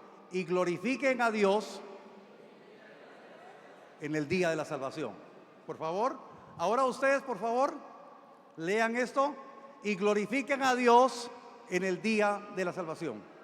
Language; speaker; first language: Spanish; native; Spanish